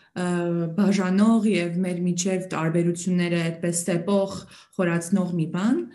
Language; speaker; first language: Armenian; native; Armenian